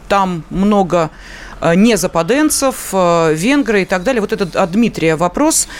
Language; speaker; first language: Russian; native; Russian